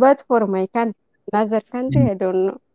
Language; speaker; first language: English; non-native, learner; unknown